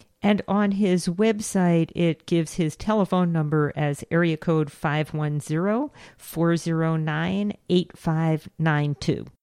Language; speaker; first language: English; native; English